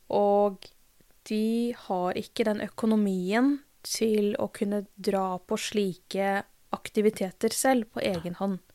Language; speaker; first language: Norwegian; native; Norwegian